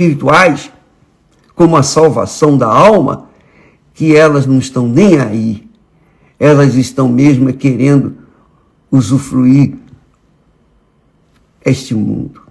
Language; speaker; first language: Portuguese; native; Portuguese